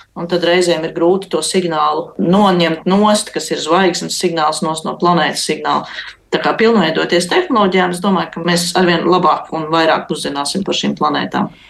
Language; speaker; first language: Latvian; native; Latvian